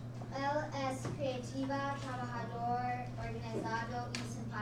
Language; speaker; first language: Spanish; non-native, learner; English